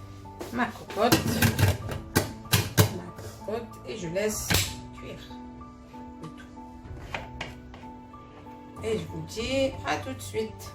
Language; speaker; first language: French; non-native, local second language; Arabic